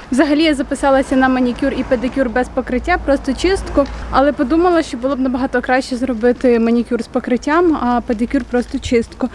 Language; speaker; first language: Ukrainian; native; Ukrainian